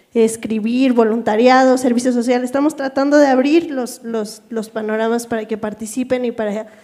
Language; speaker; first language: Spanish; native; Spanish